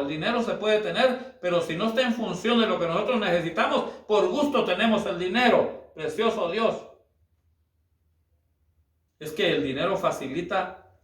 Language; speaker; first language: Spanish; native; Spanish